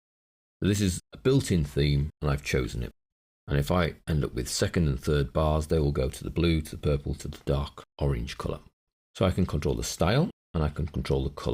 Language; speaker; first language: English; native; English